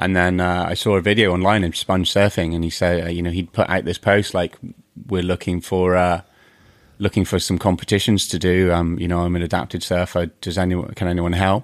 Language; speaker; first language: English; native; English